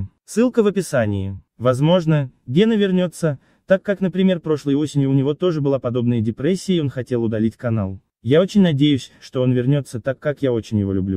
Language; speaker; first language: Russian; native; Russian